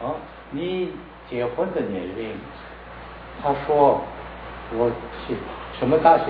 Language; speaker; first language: Chinese; non-native, learner; Korean